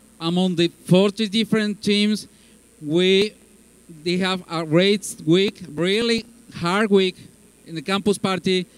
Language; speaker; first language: English; non-native, fluent; Spanish